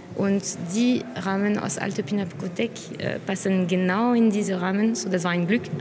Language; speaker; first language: German; non-native, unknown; French